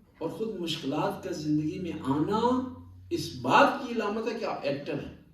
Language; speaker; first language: Urdu; non-native, local second language; Punjabi